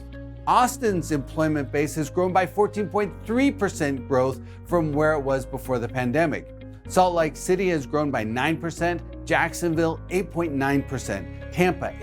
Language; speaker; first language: English; native; English